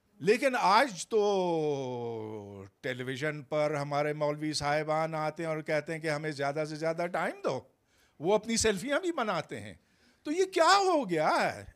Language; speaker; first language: Urdu; native; Urdu